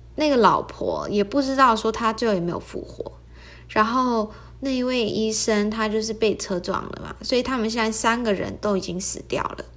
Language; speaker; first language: Chinese; early bilingual, heritage; Chinese